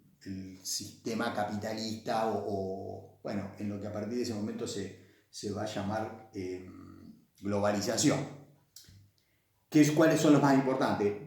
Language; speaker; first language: Spanish; native; Spanish